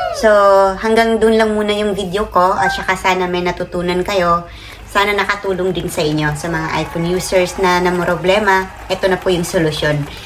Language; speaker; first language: Filipino; non-native, local second language; Cebuano